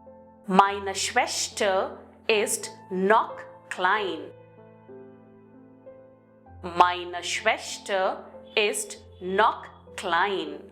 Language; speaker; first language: German; non-native, fluent; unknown